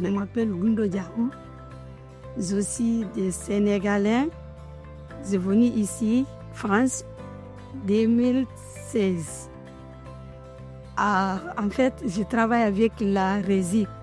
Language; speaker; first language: French; non-native, learner; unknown